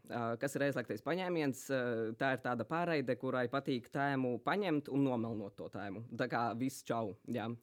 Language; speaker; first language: Latvian; native; Latvian